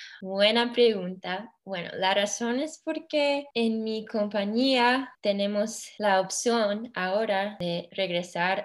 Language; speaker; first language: Spanish; early bilingual, heritage; English